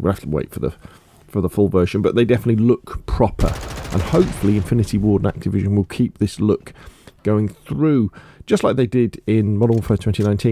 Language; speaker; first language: English; native; English